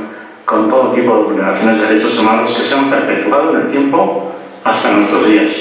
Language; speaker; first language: Spanish; native; Spanish